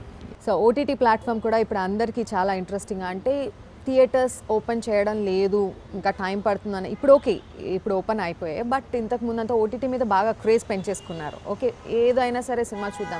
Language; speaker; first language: Telugu; native; Telugu